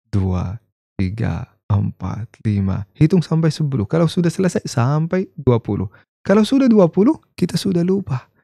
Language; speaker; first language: Indonesian; non-native, fluent; Arabic